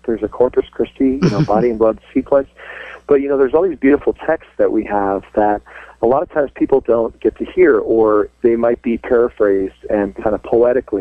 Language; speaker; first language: English; native; English